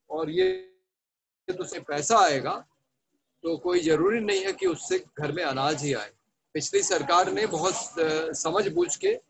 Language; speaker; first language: Hindi; native; Hindi